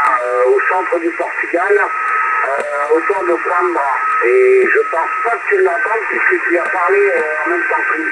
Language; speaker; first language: French; native; French